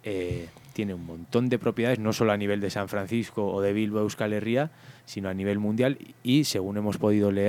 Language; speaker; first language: Spanish; native; Spanish